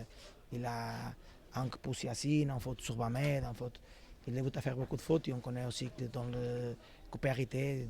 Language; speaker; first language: French; non-native, fluent; Portuguese